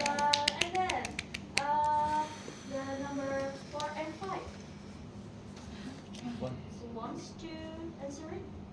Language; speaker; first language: English; non-native, fluent; Indonesian